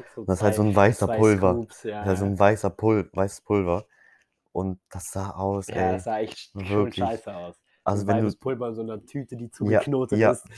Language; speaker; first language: German; early bilingual, other home language; Polish